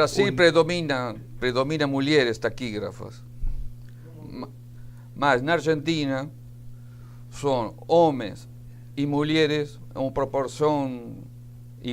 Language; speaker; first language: Portuguese; non-native, learner; Spanish